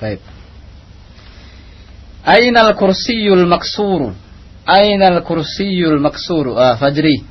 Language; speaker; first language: Arabic; non-native, fluent; Indonesian